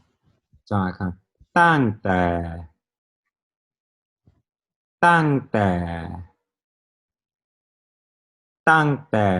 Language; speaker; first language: Thai; non-native, fluent; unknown